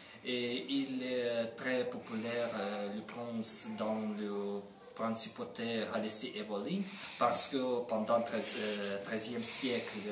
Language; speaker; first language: French; non-native, learner; Ukrainian